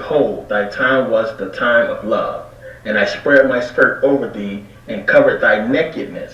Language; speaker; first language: English; native; English